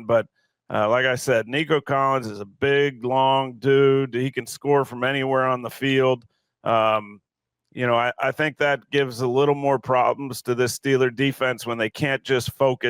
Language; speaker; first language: English; native; English